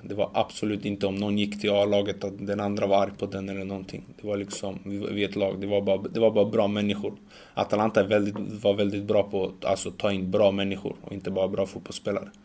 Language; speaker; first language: Swedish; early bilingual, other home language; Macedonian